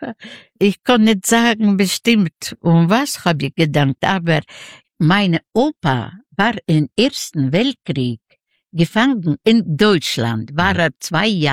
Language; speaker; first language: German; non-native, learner; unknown